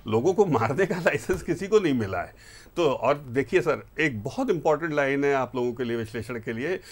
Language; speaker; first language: Hindi; native; Hindi